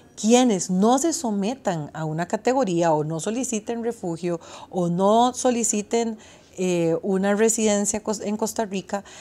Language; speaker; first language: Spanish; native; Spanish